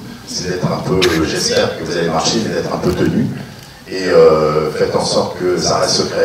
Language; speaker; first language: French; native; French